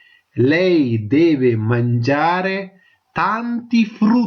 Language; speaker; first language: Italian; non-native, fluent; Tamil